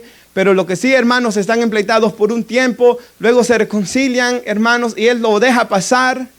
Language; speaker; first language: Spanish; native; Spanish